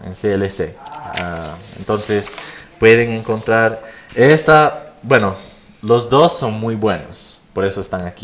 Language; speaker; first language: Spanish; non-native, fluent; English